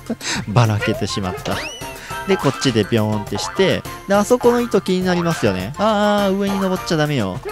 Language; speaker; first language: Japanese; native; Japanese